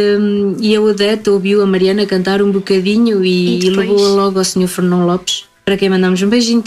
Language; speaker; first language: Portuguese; native; Portuguese